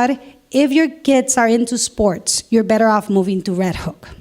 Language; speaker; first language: English; non-native, fluent; Spanish